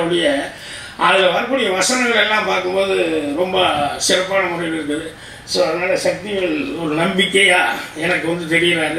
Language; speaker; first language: Tamil; native; Tamil